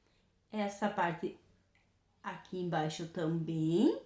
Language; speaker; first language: Portuguese; native; Portuguese